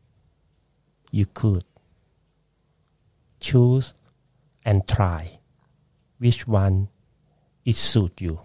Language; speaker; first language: English; non-native, learner; Thai